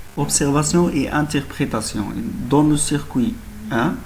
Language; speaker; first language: French; non-native, local second language; Arabic